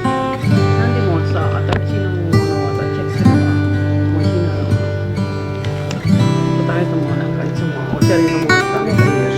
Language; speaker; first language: Japanese; non-native, learner; Filipino